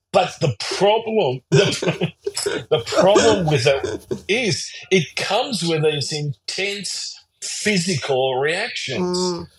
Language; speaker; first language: English; early bilingual, other home language; German